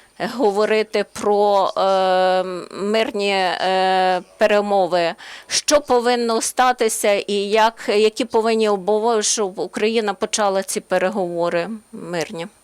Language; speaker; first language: Ukrainian; non-native, learner; Slovenian